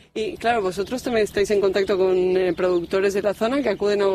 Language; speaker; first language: Spanish; native; Spanish